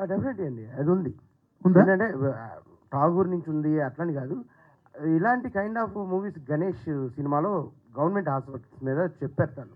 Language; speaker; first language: Telugu; native; Telugu